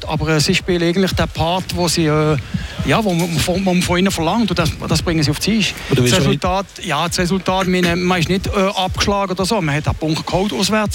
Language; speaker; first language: German; native; German